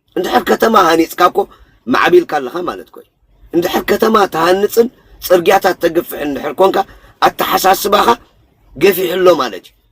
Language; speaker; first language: Tigrinya; native; Tigrinya